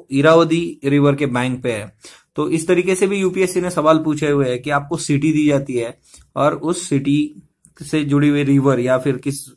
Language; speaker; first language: Hindi; non-native, local second language; Marathi